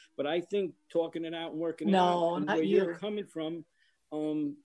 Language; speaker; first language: English; native; English